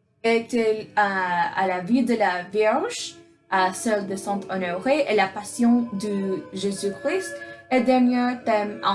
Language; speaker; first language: French; non-native, learner; English